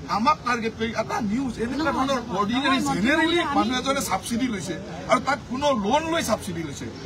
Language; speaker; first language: Assamese; native; Assamese